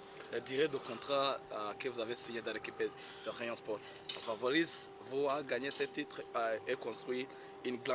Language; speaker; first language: French; non-native, local second language; Kinyarwanda